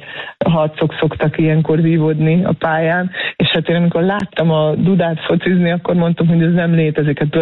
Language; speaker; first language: Hungarian; native; Hungarian